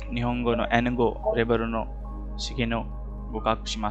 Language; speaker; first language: Japanese; non-native, fluent; Hindi